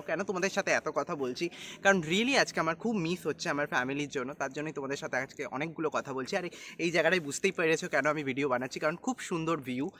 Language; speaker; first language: Bangla; native; Bangla